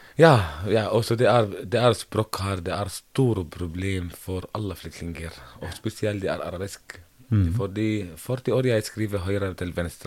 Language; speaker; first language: Norwegian; non-native, learner; Arabic